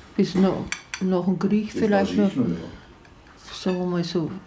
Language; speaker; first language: German; native; German